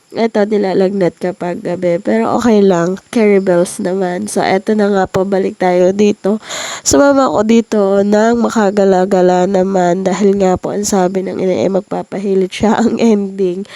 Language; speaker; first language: Filipino; native; Filipino